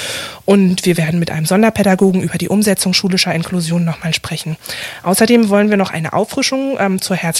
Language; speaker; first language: German; native; German